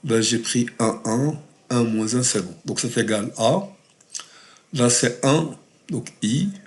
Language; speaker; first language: French; non-native, local second language; Arabic